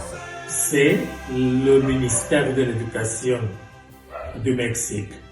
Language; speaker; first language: French; non-native, fluent; Spanish